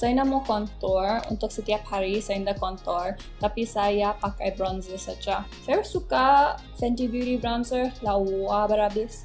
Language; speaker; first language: Indonesian; non-native, local second language; English